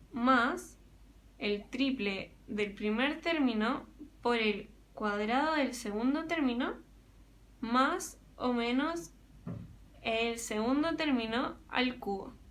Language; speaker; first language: Spanish; native; Spanish